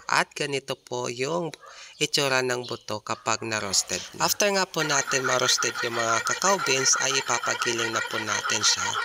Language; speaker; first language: Filipino; non-native, local second language; Bikol